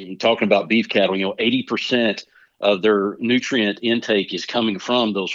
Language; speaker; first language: English; native; English